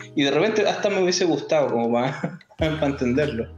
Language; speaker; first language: Spanish; native; Spanish